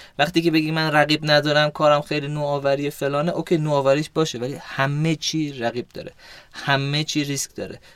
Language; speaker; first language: Persian; early bilingual, heritage; Persian